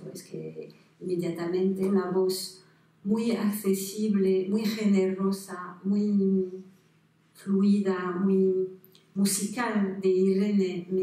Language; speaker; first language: Spanish; non-native, fluent; French